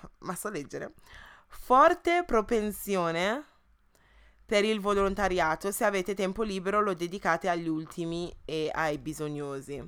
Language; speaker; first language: Italian; early bilingual, other home language; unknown